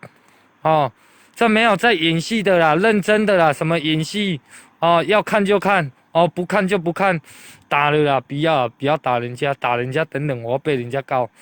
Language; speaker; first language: Chinese; native; Chinese